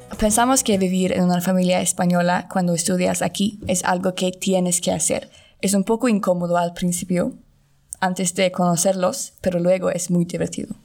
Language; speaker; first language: Spanish; non-native, learner; Swedish